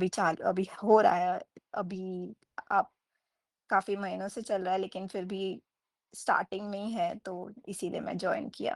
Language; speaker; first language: Hindi; non-native, local second language; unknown